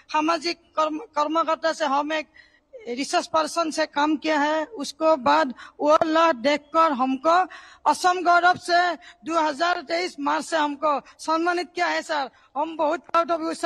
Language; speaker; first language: Hindi; non-native, local second language; Assamese